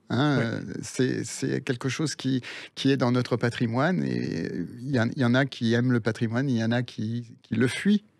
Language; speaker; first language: French; early bilingual, other home language; Spanish